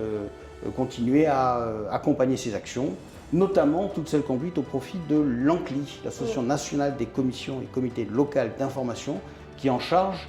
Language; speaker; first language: French; native; French